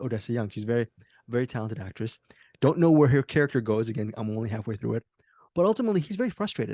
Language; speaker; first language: English; native; English